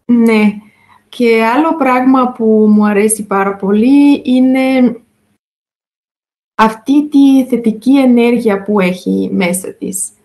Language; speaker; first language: Greek; non-native, fluent; Bulgarian